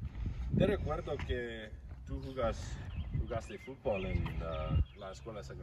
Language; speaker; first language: Spanish; non-native, learner; English